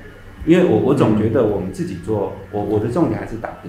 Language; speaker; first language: Chinese; native; Chinese